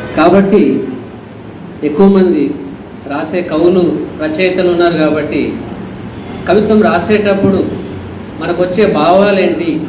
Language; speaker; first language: Telugu; native; Telugu